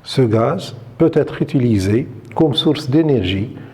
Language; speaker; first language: French; non-native, local second language; Arabic